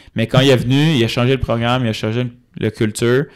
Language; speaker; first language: French; native; French